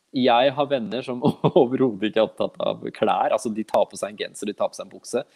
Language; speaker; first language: Norwegian; early bilingual, other home language; Urdu